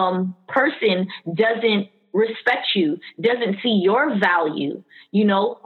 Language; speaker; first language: English; native; English